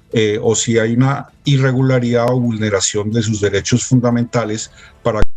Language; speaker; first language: Spanish; native; Spanish